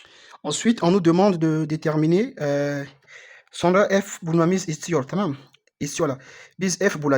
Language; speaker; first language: Turkish; non-native, learner; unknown